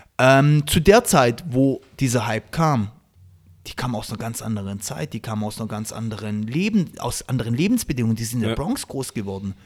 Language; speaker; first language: German; native; German